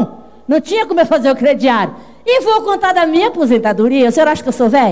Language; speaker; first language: Portuguese; native; Portuguese